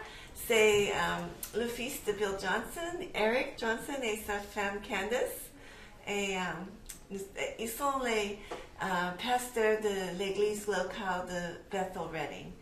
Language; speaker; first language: French; non-native, fluent; English